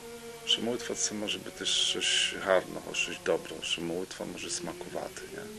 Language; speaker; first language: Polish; non-native, local second language; Rusyn